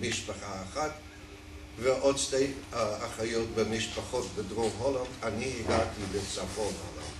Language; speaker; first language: Hebrew; non-native, fluent; Dutch